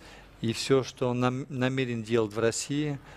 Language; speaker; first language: Russian; non-native, fluent; French